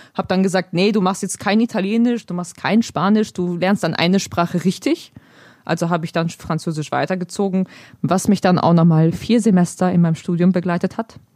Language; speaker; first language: German; early bilingual, other home language; Polish